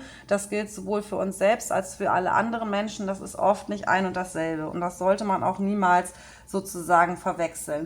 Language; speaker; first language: German; native; German